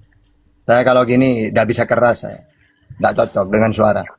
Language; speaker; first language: Indonesian; native; Indonesian